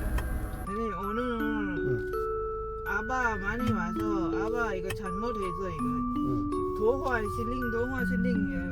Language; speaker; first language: Korean; non-native, learner; Lao